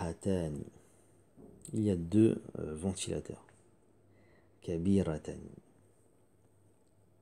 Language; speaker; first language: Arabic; non-native, fluent; French